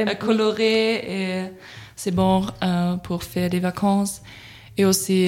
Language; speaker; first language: French; non-native, learner; German